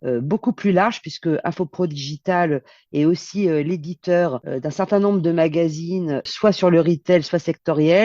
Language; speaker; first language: French; native; French